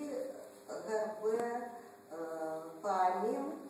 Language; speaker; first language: Hebrew; non-native, learner; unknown